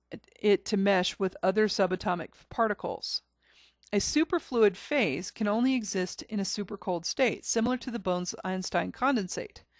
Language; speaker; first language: English; native; English